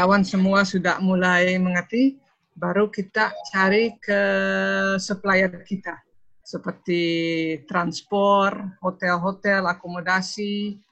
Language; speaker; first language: Indonesian; non-native, fluent; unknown